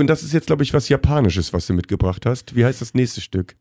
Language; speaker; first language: German; native; German